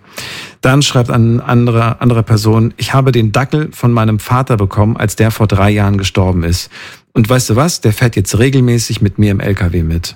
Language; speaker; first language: German; native; German